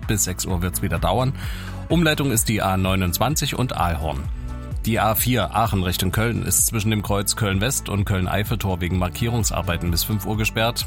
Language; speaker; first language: German; native; German